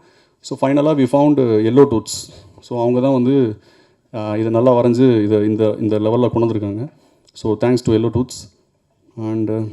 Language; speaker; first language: Tamil; native; Tamil